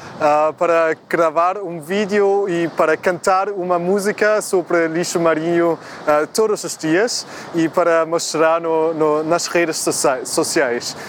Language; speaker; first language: Portuguese; non-native, fluent; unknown